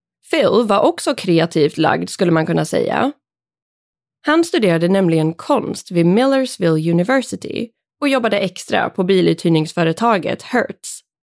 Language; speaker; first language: Swedish; native; Swedish